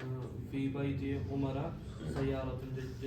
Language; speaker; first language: Arabic; non-native, learner; Urdu